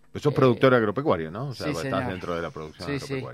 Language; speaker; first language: Spanish; native; Spanish